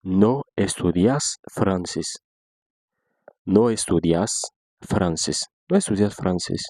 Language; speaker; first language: Spanish; non-native, fluent; Haitian Creole